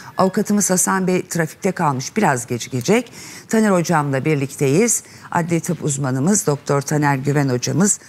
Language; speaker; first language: Turkish; native; Turkish